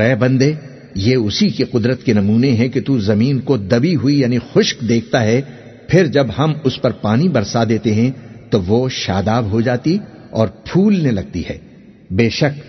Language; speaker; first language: Urdu; native; Urdu